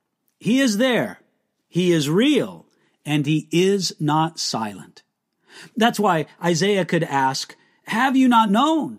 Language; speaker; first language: English; native; English